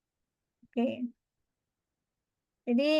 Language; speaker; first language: Indonesian; native; Indonesian